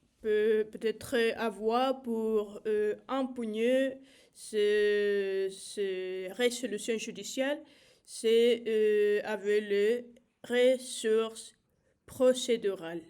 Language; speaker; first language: French; non-native, learner; Spanish